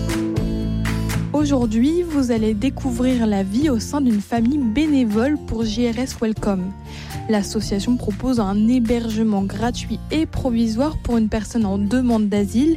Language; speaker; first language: French; native; French